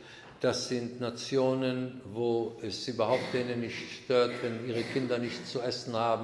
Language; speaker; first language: German; non-native, fluent; Hebrew